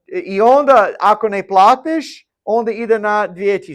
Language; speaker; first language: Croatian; non-native, learner; English